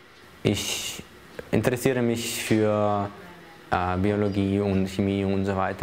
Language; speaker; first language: German; early bilingual, other home language; Chechen